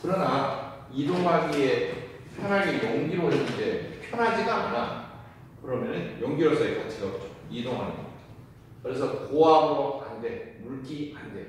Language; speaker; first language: Korean; native; Korean